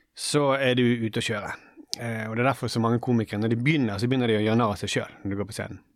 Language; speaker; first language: Norwegian; native; Norwegian